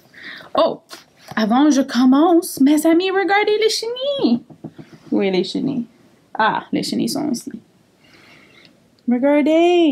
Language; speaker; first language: French; non-native, fluent; English